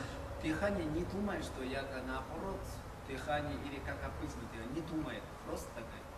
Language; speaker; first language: Russian; non-native, learner; Chinese